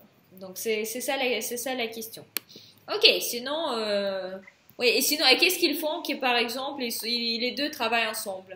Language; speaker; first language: French; non-native, fluent; Russian